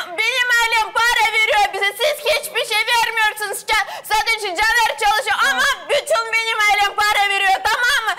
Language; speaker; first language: Turkish; non-native, learner; Russian